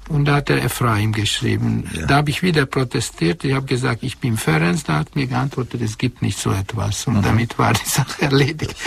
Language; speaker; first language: German; non-native, fluent; Hungarian